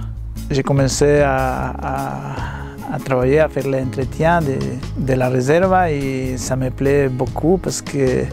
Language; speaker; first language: French; non-native, learner; Spanish